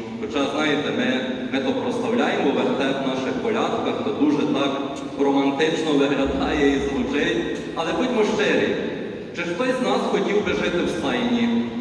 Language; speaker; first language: Ukrainian; native; Ukrainian